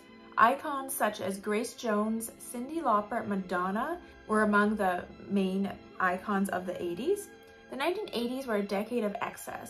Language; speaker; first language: English; native; English